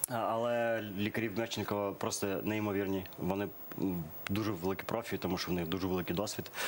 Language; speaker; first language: Ukrainian; early bilingual, other home language; Persian